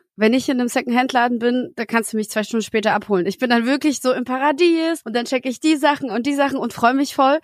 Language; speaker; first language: German; early bilingual, other home language; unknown